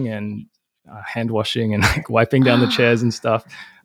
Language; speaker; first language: English; native; English